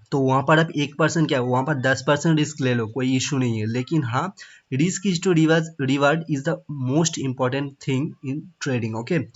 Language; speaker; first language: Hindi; non-native, local second language; Bangla